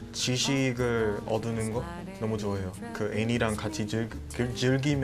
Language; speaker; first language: Korean; non-native, fluent; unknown